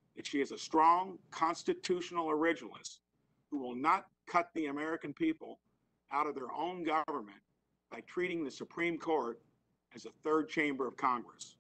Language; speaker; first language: English; native; English